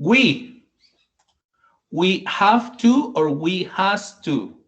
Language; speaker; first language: English; non-native, fluent; Spanish